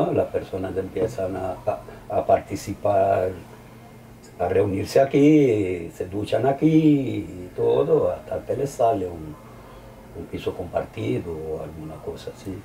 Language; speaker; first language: Spanish; early bilingual, heritage; Spanish